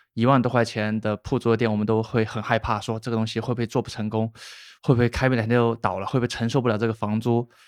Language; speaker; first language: Chinese; native; Chinese